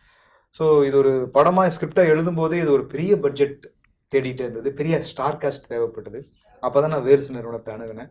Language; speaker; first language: Tamil; native; Tamil